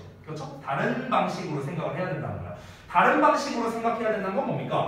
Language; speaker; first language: Korean; native; Korean